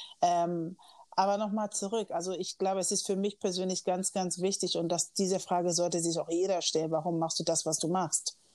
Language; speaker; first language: German; early bilingual, other home language; Akan